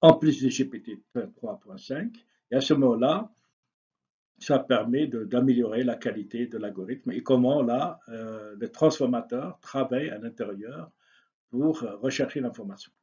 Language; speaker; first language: French; non-native, local second language; Arabic